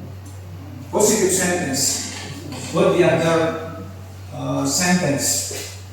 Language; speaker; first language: English; non-native, fluent; Indonesian